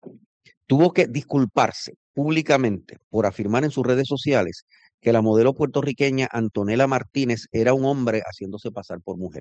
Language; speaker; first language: Spanish; native; Spanish